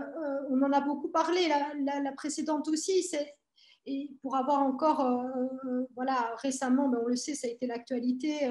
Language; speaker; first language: French; native; French